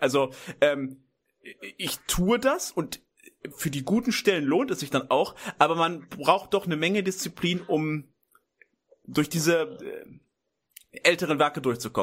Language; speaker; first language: German; native; German